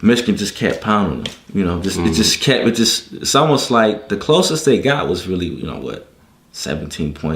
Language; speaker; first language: English; native; English